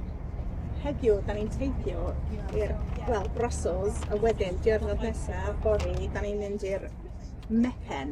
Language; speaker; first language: Welsh; non-native, learner; English